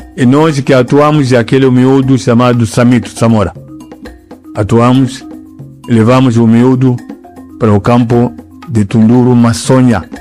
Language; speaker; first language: Portuguese; non-native, local second language; Yao